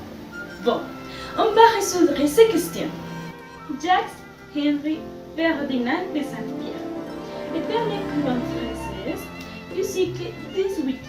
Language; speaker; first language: French; non-native, learner; Spanish